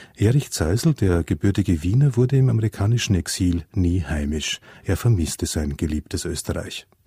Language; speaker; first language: German; native; German